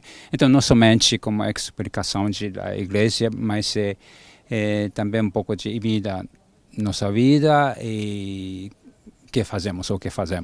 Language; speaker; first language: Portuguese; non-native, learner; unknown